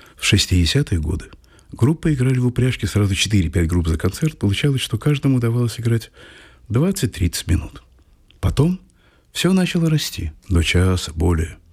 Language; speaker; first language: Russian; native; Russian